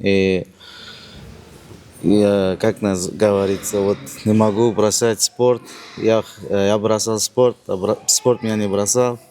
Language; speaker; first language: Russian; non-native, learner; Uzbek